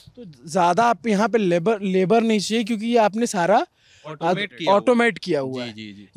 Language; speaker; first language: Hindi; native; Hindi